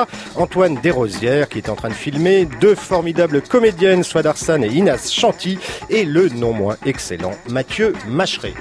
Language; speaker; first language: French; native; French